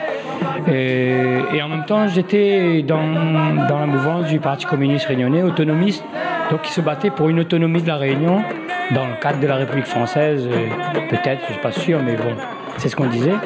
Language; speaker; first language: French; non-native, local second language; Réunion Creole French